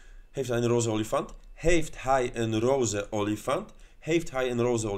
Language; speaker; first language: Dutch; non-native, learner; Polish